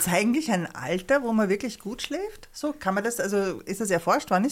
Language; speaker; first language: German; native; German